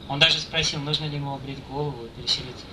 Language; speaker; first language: Russian; native; Russian